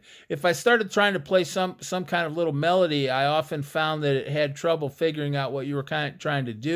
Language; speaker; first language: English; native; English